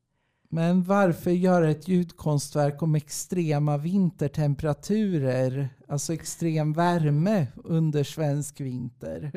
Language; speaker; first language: Swedish; native; Swedish